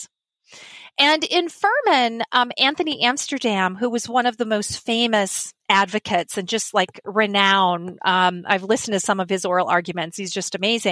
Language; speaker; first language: English; native; English